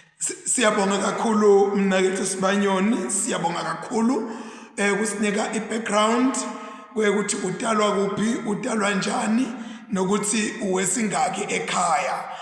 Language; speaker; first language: Zulu; native; Zulu